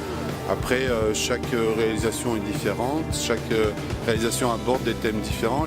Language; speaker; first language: French; native; French